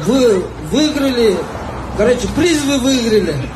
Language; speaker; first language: Russian; non-native, local second language; Kyrgyz